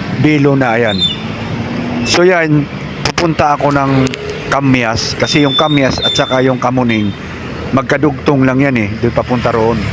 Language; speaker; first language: Filipino; native; Filipino